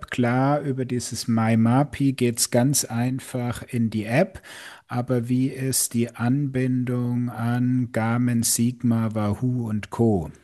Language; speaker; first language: German; native; German